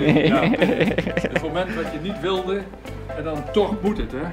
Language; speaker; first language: Dutch; native; Dutch